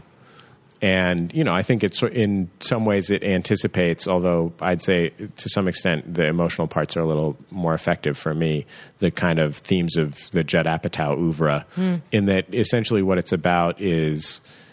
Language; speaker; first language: English; native; English